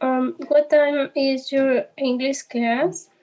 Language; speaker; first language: English; non-native, learner; Spanish